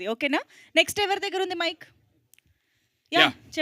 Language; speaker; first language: Telugu; native; Telugu